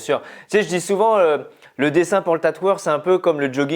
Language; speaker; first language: French; native; French